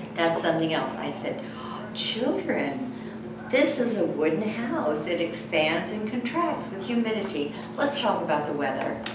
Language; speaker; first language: English; native; English